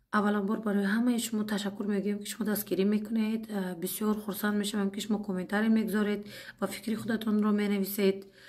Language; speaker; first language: Tajik; non-native, fluent; Uzbek